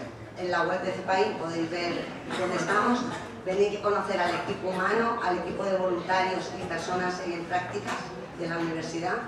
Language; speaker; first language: Spanish; native; Spanish